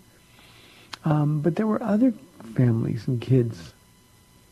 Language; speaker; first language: English; native; English